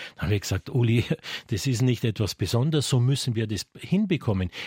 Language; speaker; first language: German; native; German